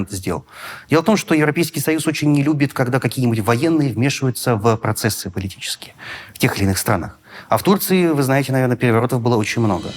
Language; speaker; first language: Russian; native; Russian